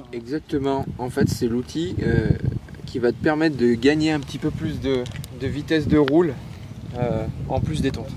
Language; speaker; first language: French; native; French